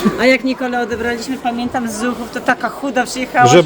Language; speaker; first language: Polish; native; Polish